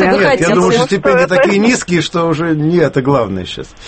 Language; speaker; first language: Russian; native; Russian